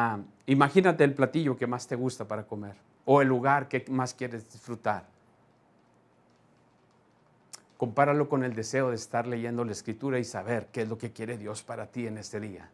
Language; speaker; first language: Spanish; native; Spanish